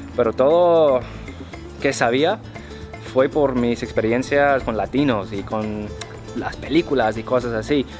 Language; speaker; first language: Spanish; non-native, fluent; English